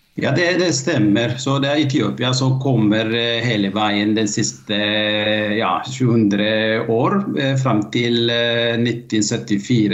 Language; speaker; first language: Norwegian; non-native, fluent; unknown